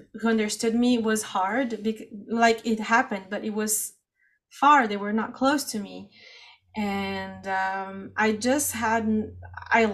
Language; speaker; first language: English; non-native, fluent; Portuguese